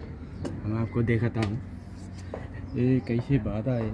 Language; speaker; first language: Hindi; non-native, learner; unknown